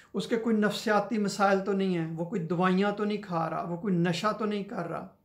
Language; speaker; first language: Urdu; non-native, local second language; Punjabi